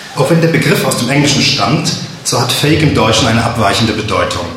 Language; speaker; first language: German; native; German